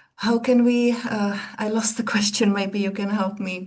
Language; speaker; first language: English; non-native, fluent; Czech